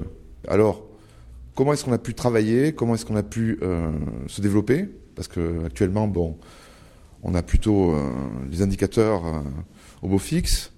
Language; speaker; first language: French; native; French